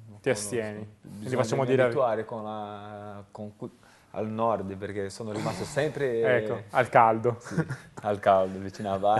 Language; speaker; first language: Italian; non-native, learner; Portuguese